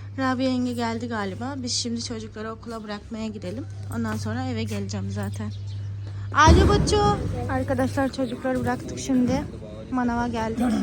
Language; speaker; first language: Turkish; native; Turkish